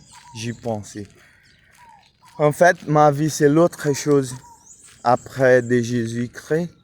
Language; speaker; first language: French; non-native, learner; Portuguese